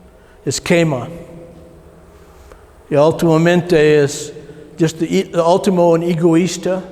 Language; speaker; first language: Spanish; non-native, learner; English